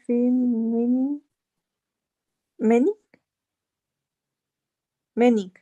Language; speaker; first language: English; non-native, learner; Spanish